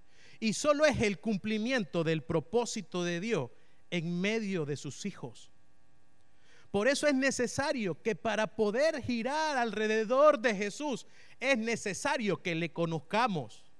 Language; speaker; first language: Spanish; native; Spanish